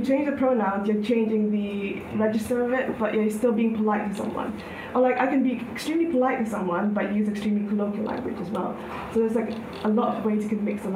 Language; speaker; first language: English; non-native, fluent; Indonesian